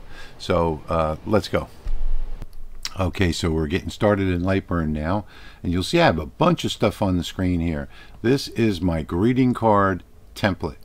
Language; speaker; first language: English; native; English